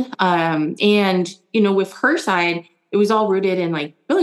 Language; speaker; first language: English; early bilingual, other home language; German